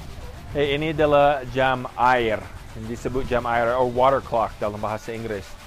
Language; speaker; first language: Indonesian; non-native, fluent; English